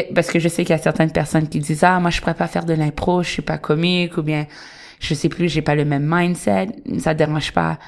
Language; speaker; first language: French; native; French